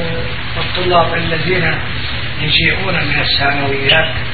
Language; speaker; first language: Arabic; non-native, fluent; Turkish